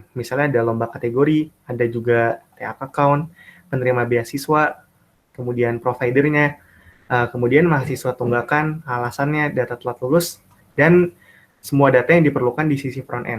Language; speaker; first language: Indonesian; native; Indonesian